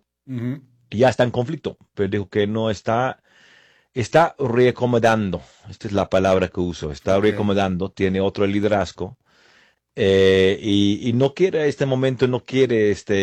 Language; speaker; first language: Spanish; non-native, fluent; English